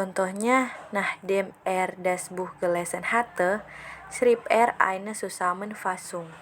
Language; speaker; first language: German; non-native, fluent; Indonesian